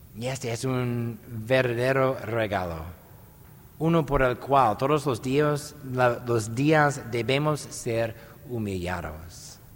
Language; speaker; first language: Spanish; non-native, fluent; English